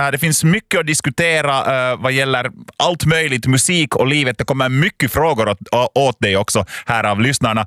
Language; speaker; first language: Swedish; native; Swedish